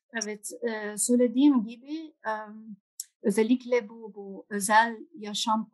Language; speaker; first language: Turkish; non-native, fluent; Dutch